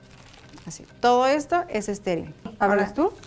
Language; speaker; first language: Spanish; native; Spanish